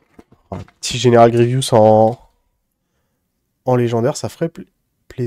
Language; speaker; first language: French; native; French